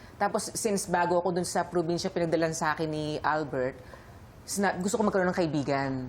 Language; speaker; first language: Filipino; native; Filipino